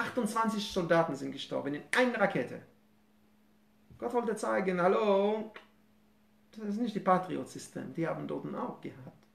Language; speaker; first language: German; non-native, fluent; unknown